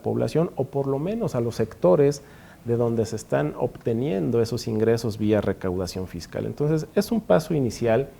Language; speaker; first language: Spanish; native; Spanish